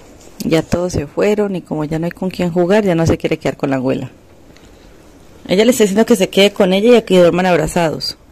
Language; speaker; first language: Spanish; native; Spanish